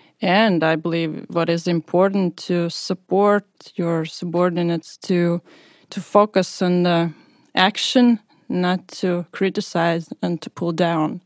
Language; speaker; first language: English; non-native, fluent; Latvian